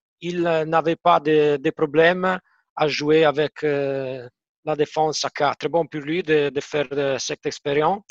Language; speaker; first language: French; non-native, fluent; Italian